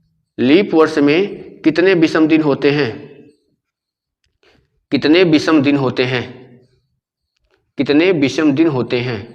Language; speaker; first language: Hindi; native; Hindi